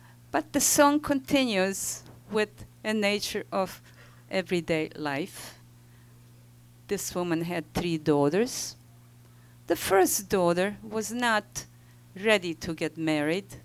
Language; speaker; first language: English; non-native, fluent; Ladino